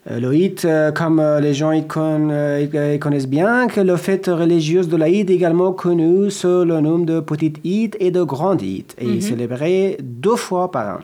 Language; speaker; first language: French; non-native, learner; Persian